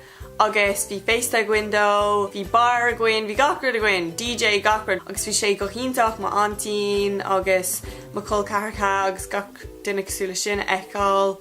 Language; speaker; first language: Irish; non-native, local second language; English